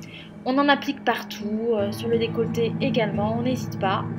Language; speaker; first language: French; native; French